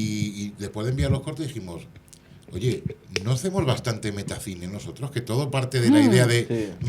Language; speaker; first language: Spanish; native; Spanish